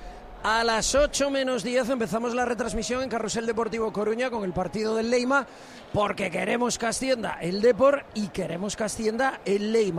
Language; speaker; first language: Spanish; native; Spanish